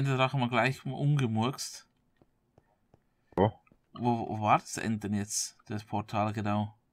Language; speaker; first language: German; native; German